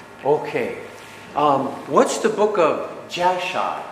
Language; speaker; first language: English; native; English